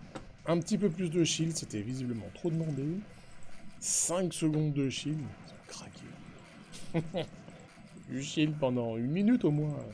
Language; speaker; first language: French; native; French